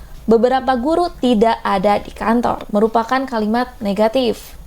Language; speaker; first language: Indonesian; native; Indonesian